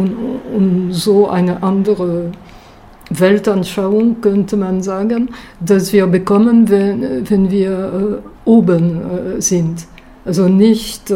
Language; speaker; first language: German; non-native, fluent; French